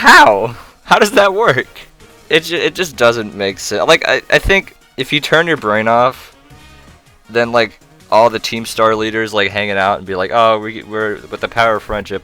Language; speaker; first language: English; native; English